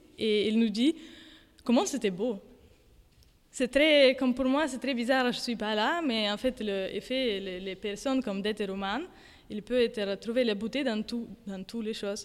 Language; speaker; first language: French; non-native, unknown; Ukrainian